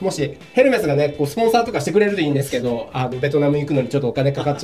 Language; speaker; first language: Japanese; native; Japanese